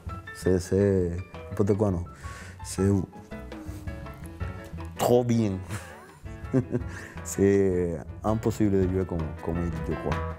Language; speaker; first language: French; non-native, learner; Spanish